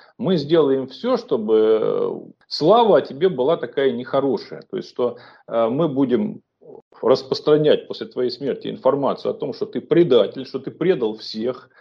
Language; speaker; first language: Russian; native; Russian